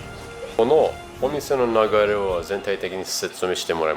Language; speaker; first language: Japanese; non-native, learner; English